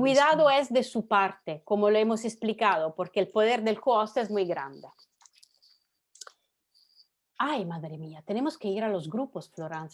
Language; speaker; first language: Spanish; non-native, fluent; Italian